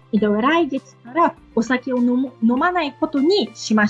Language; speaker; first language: Japanese; non-native, fluent; Portuguese